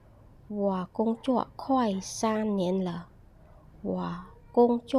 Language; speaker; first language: Chinese; non-native, fluent; Khmer